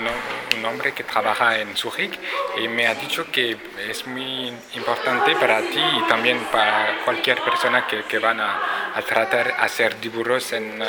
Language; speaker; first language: Spanish; non-native, fluent; French